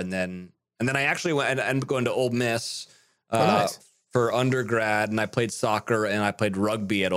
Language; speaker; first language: English; native; English